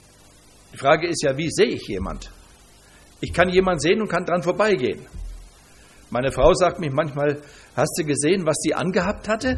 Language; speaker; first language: German; native; German